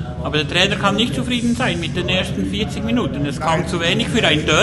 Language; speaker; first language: German; native; German